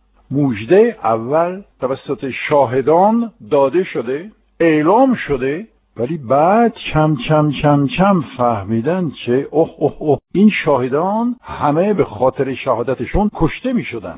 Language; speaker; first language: Persian; non-native, fluent; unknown